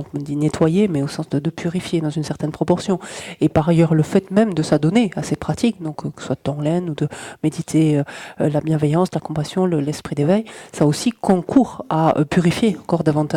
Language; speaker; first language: French; native; French